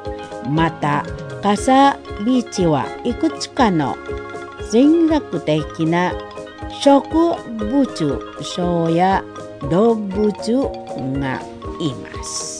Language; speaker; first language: Japanese; non-native, fluent; Indonesian